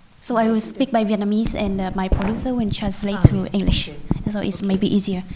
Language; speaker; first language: English; non-native, learner; Vietnamese